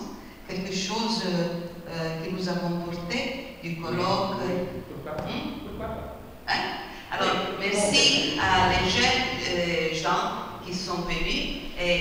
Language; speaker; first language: French; non-native, fluent; Italian